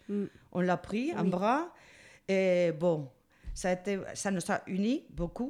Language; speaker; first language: French; non-native, learner; Spanish